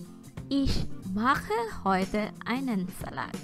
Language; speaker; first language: German; non-native, fluent; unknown